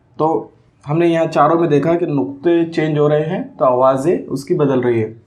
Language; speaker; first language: Hindi; non-native, local second language; Urdu